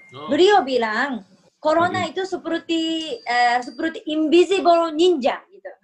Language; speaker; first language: Indonesian; non-native, fluent; Japanese